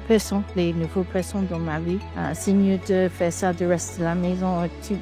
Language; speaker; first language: French; non-native, learner; English